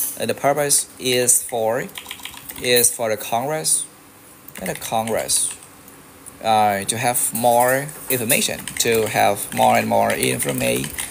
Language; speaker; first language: English; non-native, fluent; Vietnamese